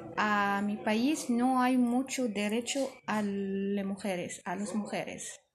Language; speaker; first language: Spanish; non-native, learner; Arabic